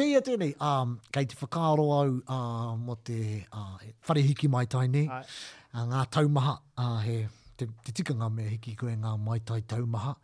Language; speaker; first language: Māori; non-native, local second language; English